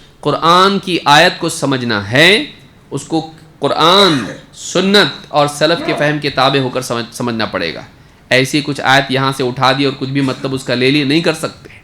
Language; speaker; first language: Urdu; native; Urdu